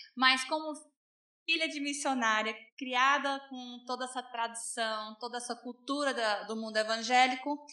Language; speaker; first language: Portuguese; non-native, fluent; English